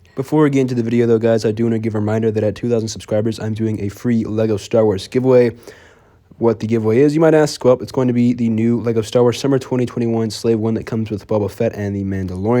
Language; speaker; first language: English; native; English